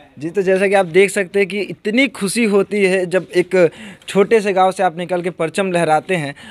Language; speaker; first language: Hindi; native; Hindi